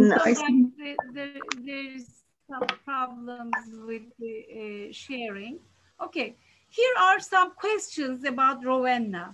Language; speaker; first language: English; non-native, fluent; Turkish